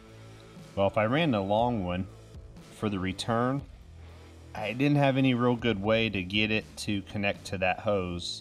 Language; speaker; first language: English; native; English